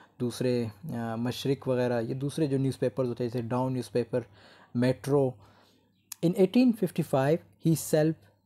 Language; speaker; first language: Urdu; native; Urdu